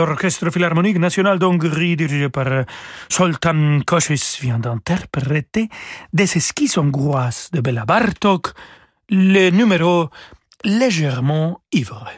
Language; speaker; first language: French; non-native, fluent; Spanish